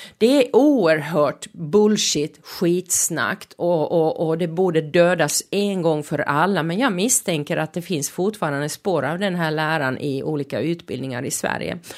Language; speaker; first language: Swedish; non-native, local second language; Finnish